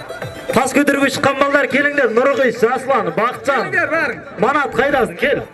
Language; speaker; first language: Kazakh; native; Kazakh